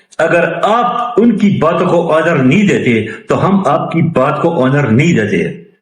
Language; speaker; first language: Urdu; non-native, local second language; Pashto